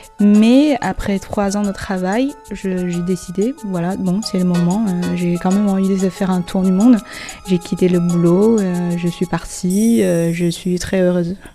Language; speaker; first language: French; non-native, fluent; Chinese